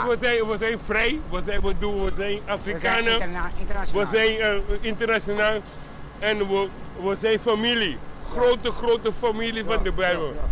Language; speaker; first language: Dutch; non-native, learner; Papiamento